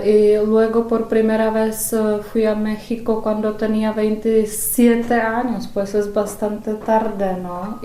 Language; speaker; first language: Spanish; non-native, fluent; Czech